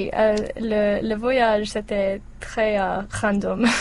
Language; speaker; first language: French; non-native, learner; English